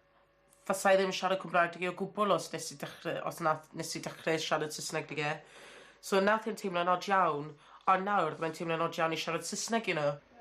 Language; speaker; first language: Welsh; non-native, fluent; English